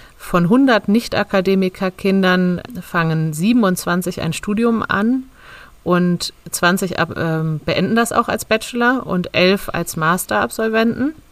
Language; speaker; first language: German; native; German